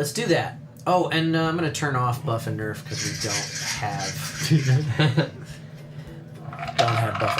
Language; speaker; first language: English; native; English